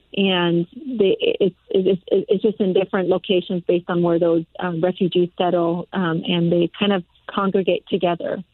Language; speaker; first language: English; early bilingual, other home language; Persian